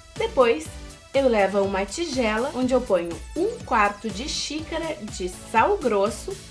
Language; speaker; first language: Portuguese; native; Portuguese